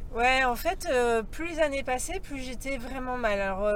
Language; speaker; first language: French; native; French